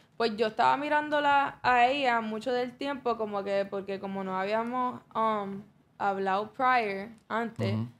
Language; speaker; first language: Spanish; early bilingual, heritage; Spanish